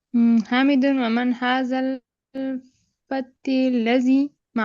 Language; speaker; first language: Arabic; non-native, learner; Urdu